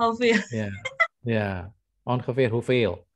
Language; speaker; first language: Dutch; non-native, fluent; Indonesian